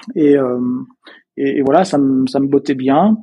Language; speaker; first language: French; native; French